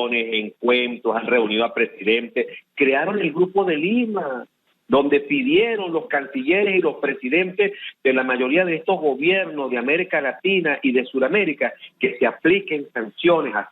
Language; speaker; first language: Spanish; native; Spanish